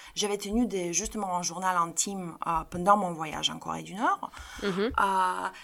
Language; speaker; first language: French; non-native, fluent; Bulgarian